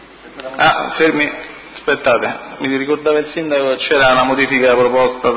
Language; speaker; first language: Italian; native; Italian